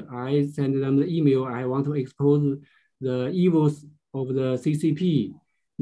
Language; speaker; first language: English; non-native, learner; Chinese